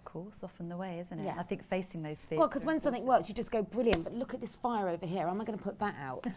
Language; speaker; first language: English; native; English